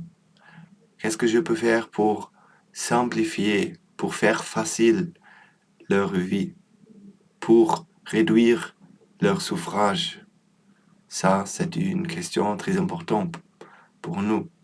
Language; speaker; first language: French; non-native, learner; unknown